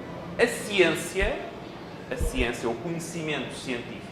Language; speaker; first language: Portuguese; native; Portuguese